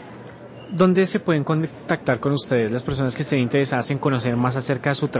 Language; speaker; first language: Spanish; native; Spanish